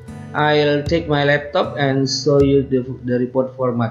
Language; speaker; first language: English; non-native, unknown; Indonesian